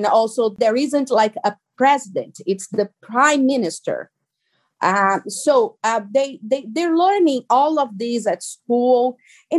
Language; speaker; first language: English; non-native, fluent; Portuguese